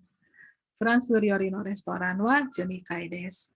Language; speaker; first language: Japanese; non-native, learner; Indonesian